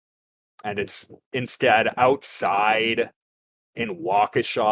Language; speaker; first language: English; native; English